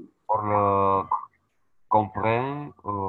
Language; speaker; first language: French; non-native, learner; Romanian